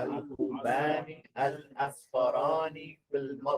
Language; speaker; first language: Arabic; non-native, learner; English